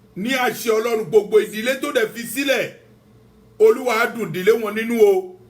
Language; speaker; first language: Yoruba; non-native, local second language; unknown